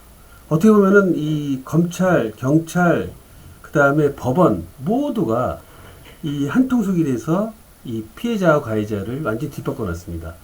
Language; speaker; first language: Korean; native; Korean